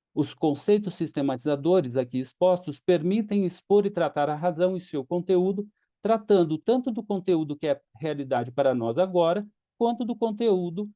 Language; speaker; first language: Portuguese; native; Portuguese